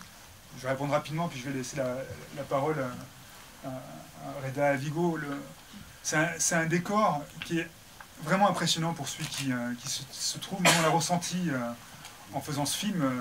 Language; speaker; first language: French; native; French